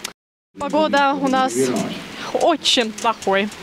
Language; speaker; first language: Russian; non-native, learner; Estonian